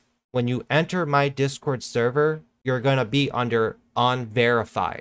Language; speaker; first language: English; native; English